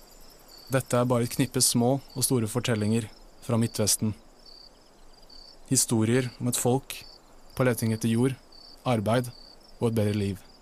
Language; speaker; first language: Norwegian; native; Norwegian